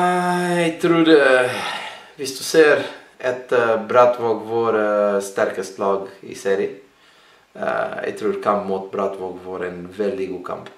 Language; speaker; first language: Norwegian; non-native, learner; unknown